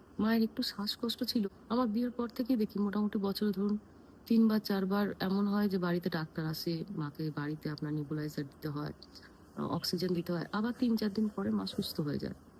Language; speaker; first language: Bangla; native; Bangla